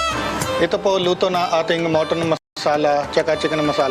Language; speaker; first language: Filipino; non-native, learner; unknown